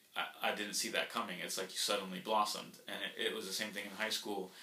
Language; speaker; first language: English; early bilingual, other home language; Spanish